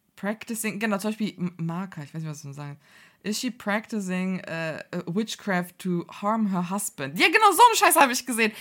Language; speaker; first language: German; early bilingual, other home language; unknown